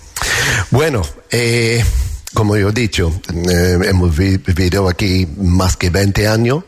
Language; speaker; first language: Spanish; non-native, fluent; English